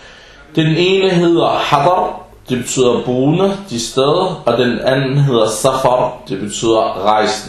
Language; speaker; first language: Danish; non-native, fluent; Arabic